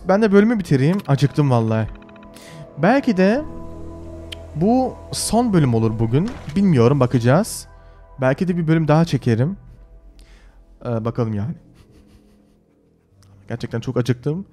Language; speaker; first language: Turkish; early bilingual, heritage; Turkish